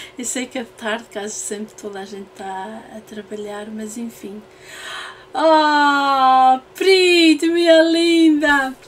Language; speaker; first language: Portuguese; early bilingual, heritage; English